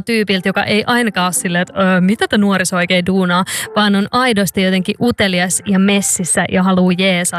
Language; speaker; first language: Finnish; native; Finnish